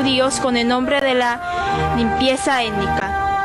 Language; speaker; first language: Spanish; non-native, fluent; Korean